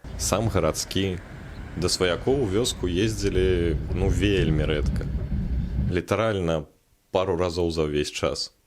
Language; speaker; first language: Belarusian; non-native, local second language; Russian